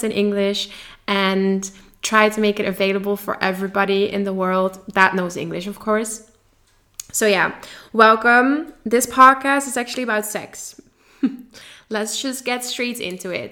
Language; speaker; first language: English; non-native, fluent; Dutch